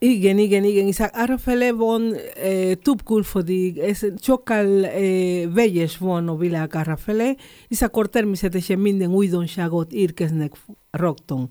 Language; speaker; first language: Hungarian; non-native, learner; Spanish